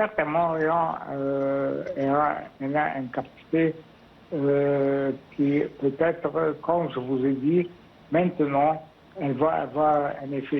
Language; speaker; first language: French; non-native, fluent; Arabic